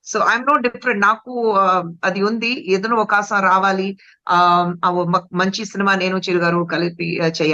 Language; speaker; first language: Telugu; non-native, fluent; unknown